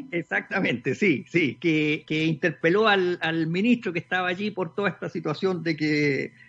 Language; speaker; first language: Spanish; native; Spanish